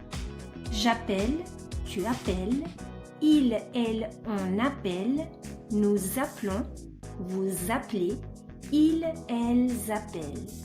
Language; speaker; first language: French; non-native, fluent; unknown